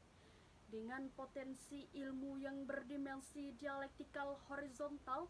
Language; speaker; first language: Indonesian; native; Indonesian